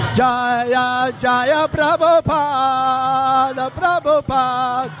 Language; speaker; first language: English; non-native, fluent; Czech